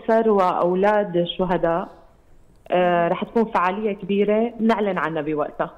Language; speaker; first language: Arabic; native; Arabic